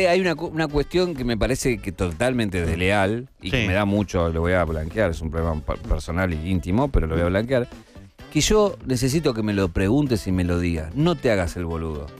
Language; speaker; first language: Spanish; native; Spanish